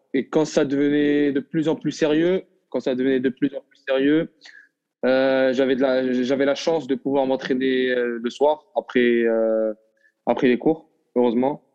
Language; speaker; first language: French; non-native, local second language; Arabic